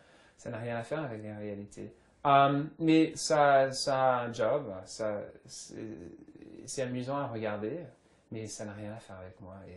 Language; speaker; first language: French; early bilingual, other home language; English